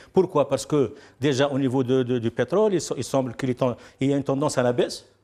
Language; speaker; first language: French; non-native, local second language; Arabic